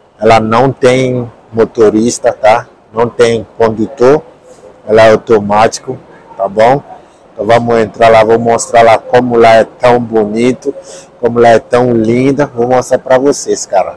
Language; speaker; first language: Portuguese; non-native, learner; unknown